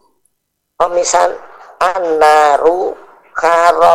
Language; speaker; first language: Arabic; non-native, learner; Indonesian